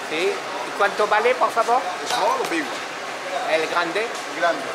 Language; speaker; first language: Spanish; non-native, learner; French